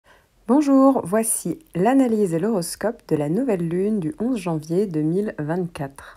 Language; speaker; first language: French; native; French